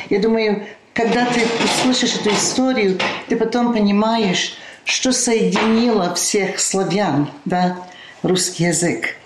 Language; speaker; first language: Russian; early bilingual, heritage; Russian